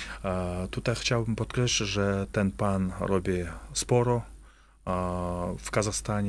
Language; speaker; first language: Polish; non-native, fluent; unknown